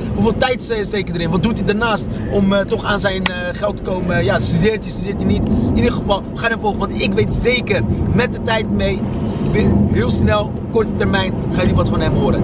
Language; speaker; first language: Dutch; early bilingual, other home language; Arabic